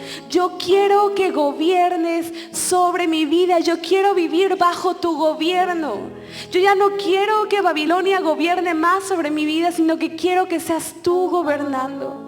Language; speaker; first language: Spanish; native; Spanish